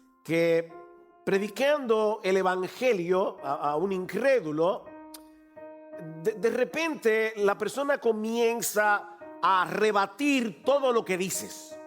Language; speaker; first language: Spanish; native; Spanish